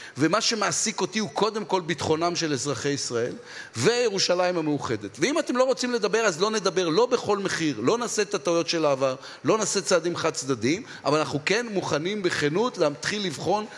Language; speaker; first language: Hebrew; native; Hebrew